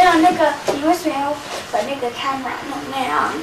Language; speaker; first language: Chinese; early bilingual, heritage; Chinese